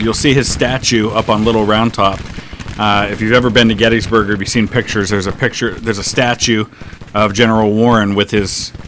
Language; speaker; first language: English; native; English